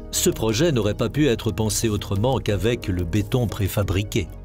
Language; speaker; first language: French; native; French